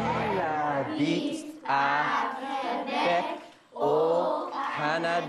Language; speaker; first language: French; non-native, fluent; English